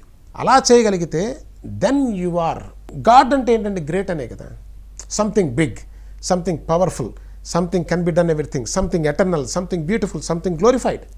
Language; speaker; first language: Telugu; native; Telugu